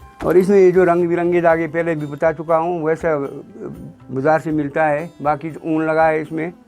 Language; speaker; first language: Hindi; non-native, local second language; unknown